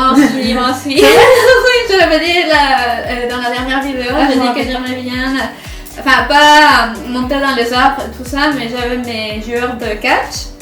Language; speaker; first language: French; non-native, fluent; Spanish